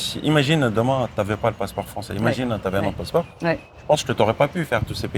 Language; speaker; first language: French; native; French